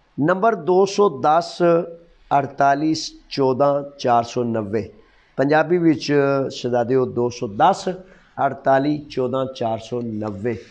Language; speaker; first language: Urdu; non-native, local second language; Punjabi